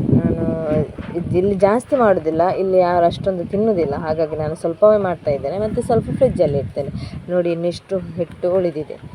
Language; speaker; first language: Kannada; non-native, local second language; Tulu